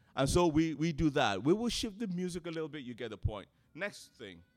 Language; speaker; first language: English; non-native, local second language; Yoruba